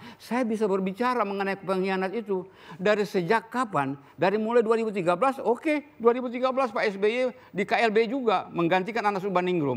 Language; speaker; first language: Indonesian; native; Indonesian